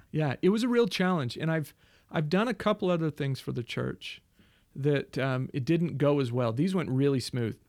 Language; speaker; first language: English; native; English